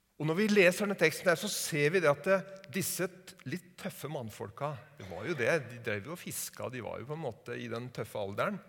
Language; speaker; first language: Norwegian; native; Norwegian